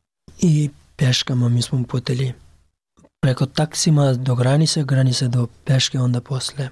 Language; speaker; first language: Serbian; non-native, learner; Pashto